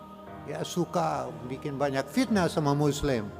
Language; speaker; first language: Indonesian; non-native, learner; English